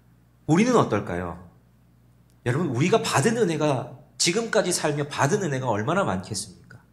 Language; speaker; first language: Korean; native; Korean